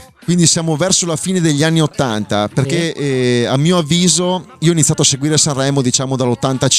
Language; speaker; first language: Italian; native; Italian